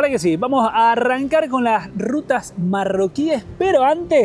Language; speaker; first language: Spanish; native; Spanish